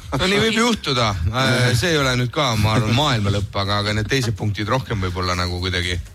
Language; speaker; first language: Estonian; native; Estonian